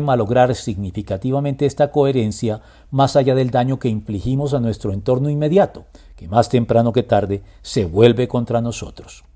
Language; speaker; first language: Spanish; native; Spanish